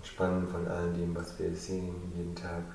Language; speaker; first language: German; non-native, fluent; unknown